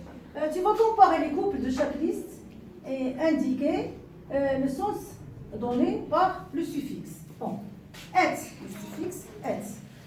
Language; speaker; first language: French; non-native, local second language; Arabic